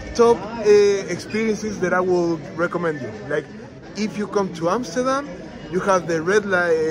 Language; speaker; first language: English; non-native, fluent; Spanish